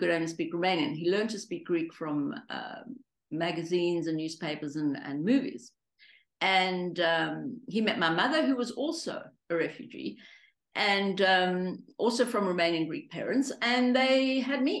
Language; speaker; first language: English; early bilingual, other home language; Greek